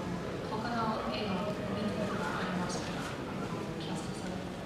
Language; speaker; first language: Japanese; non-native, fluent; English